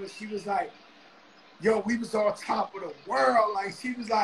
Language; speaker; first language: English; early bilingual, other home language; Spanish